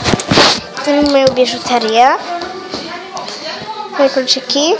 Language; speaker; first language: Polish; early bilingual, heritage; Polish